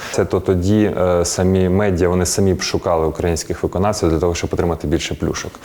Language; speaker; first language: Ukrainian; non-native, local second language; Russian